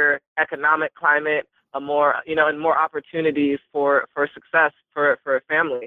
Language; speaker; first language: English; native; English